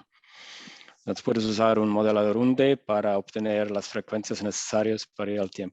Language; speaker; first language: Spanish; non-native, fluent; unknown